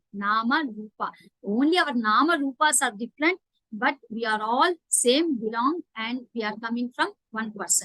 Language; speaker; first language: English; non-native, local second language; Telugu